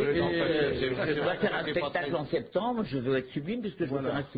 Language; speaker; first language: French; native; French